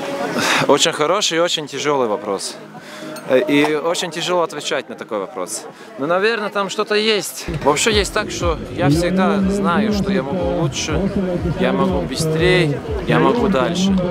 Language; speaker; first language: Russian; non-native, fluent; Latvian